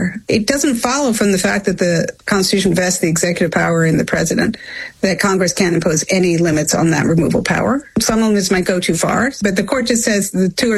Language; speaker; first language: English; native; English